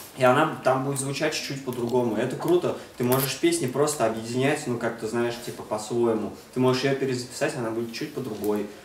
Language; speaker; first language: Russian; native; Russian